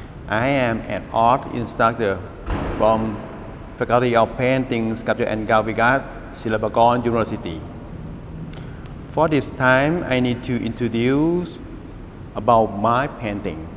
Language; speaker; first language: English; non-native, learner; Thai